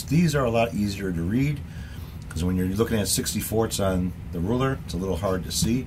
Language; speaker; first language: English; native; English